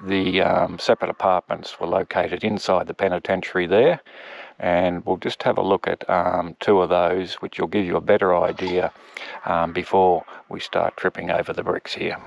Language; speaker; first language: English; native; English